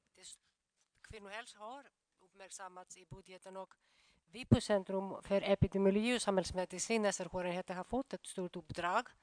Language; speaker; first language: Swedish; non-native, fluent; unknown